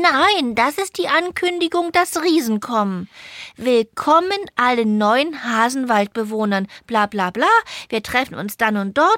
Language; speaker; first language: German; native; German